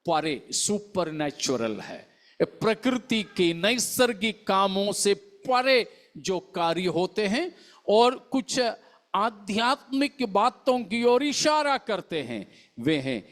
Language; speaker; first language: Hindi; non-native, local second language; Malayalam